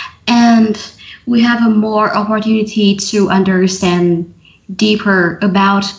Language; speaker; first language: English; non-native, learner; Vietnamese